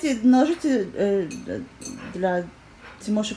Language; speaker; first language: Russian; native; Russian